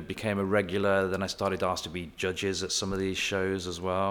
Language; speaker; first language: English; native; English